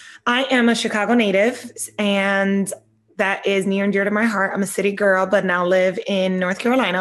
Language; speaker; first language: English; non-native, fluent; Spanish